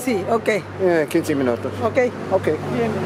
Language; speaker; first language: Spanish; non-native, learner; English